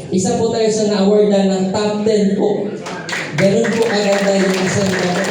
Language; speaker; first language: Filipino; non-native, local second language; Cebuano